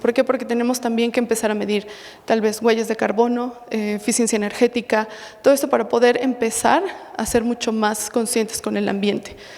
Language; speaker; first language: Spanish; native; Spanish